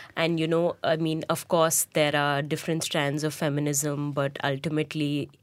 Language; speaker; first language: English; non-native, local second language; Hindi